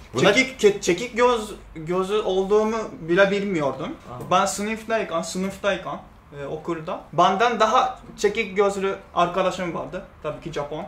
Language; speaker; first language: Turkish; non-native, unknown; Japanese